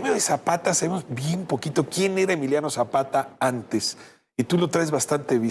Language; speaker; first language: Spanish; native; Spanish